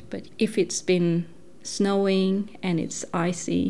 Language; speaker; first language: English; non-native, fluent; Danish